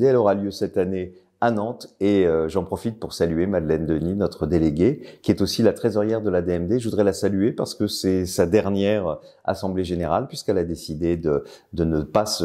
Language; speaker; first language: French; native; French